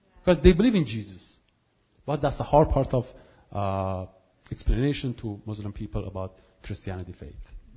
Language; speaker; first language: English; non-native, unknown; Kurdish